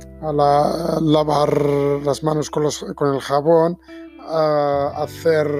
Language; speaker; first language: Spanish; non-native, fluent; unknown